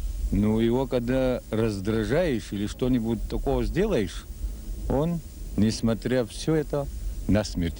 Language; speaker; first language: Russian; non-native, local second language; Abkhazian